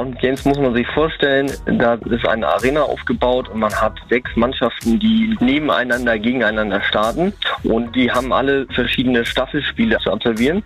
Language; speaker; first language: German; native; German